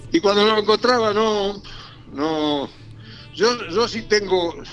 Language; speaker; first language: Spanish; native; Spanish